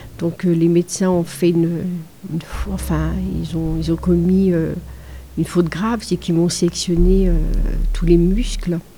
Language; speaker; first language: French; native; French